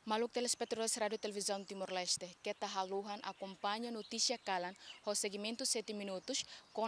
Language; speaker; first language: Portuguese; non-native, local second language; Tetum